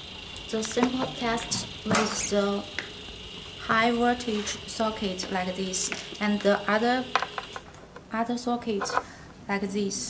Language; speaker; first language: English; non-native, learner; Chinese